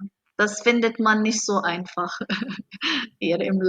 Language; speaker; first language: German; non-native, fluent; Arabic